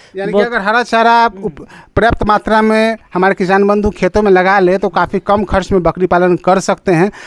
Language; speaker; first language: Hindi; native; Hindi